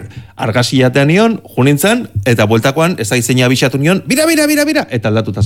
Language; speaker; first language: Basque; native; Basque